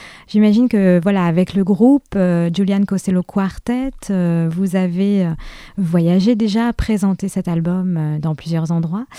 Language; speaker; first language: French; native; French